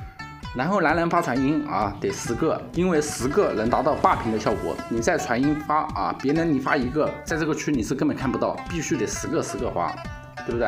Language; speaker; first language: Chinese; native; Chinese